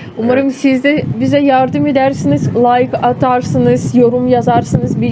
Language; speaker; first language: Turkish; non-native, fluent; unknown